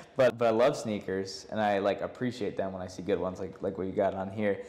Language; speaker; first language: English; native; English